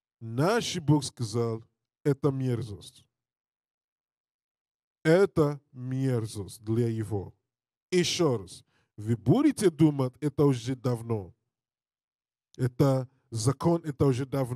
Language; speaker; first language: Russian; non-native, learner; English